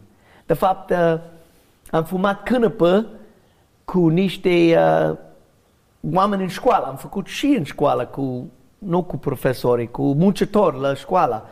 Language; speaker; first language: Romanian; non-native, learner; English